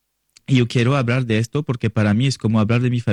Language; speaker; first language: Spanish; non-native, learner; French